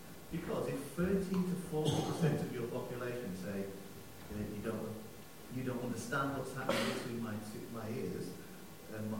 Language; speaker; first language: English; native; English